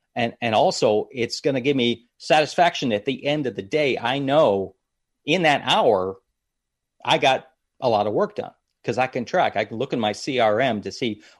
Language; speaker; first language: English; native; English